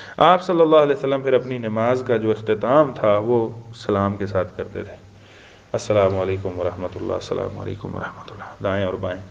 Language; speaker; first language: Urdu; non-native, local second language; Pashto